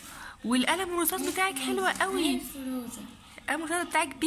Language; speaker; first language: Arabic; native; Arabic